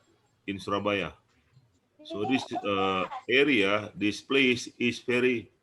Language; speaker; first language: English; non-native, learner; Indonesian